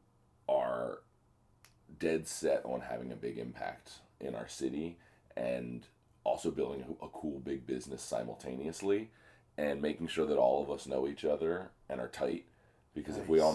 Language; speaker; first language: English; native; English